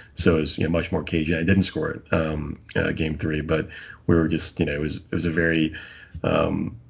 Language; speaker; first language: English; native; English